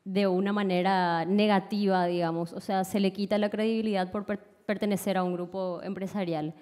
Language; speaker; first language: Spanish; native; Spanish